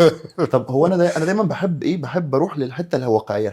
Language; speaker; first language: Arabic; native; Arabic